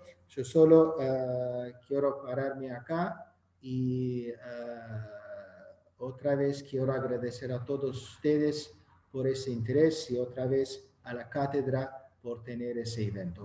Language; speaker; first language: Spanish; non-native, learner; Azerbaijani